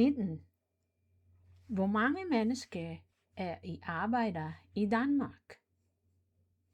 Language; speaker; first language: Danish; non-native, fluent; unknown